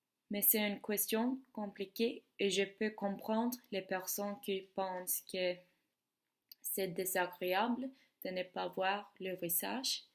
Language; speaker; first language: French; non-native, learner; Swedish